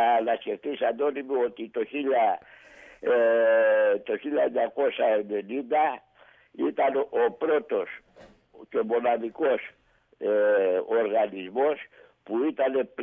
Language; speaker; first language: Greek; native; Greek